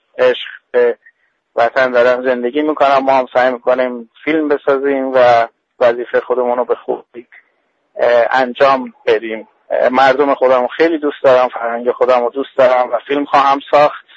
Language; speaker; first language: Persian; non-native, local second language; Baluchi